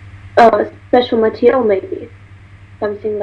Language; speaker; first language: English; non-native, learner; Russian